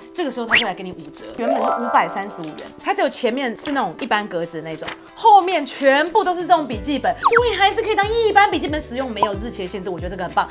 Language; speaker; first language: Chinese; native; Chinese